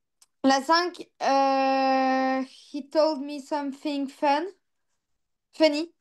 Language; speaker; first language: English; non-native, learner; French